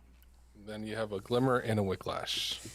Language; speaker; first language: English; native; English